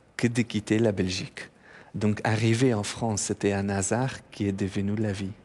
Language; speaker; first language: French; non-native, fluent; Persian